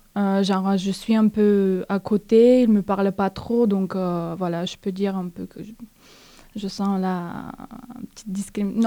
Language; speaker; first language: French; non-native, fluent; Bulgarian